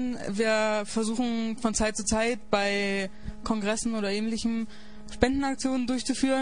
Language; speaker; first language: German; native; German